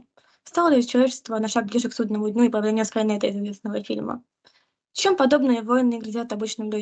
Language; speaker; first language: Russian; native; Russian